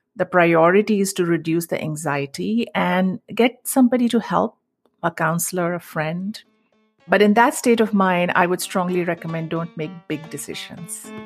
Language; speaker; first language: English; non-native, local second language; Hindi